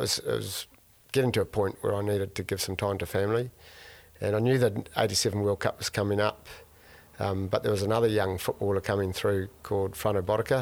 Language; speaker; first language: English; native; English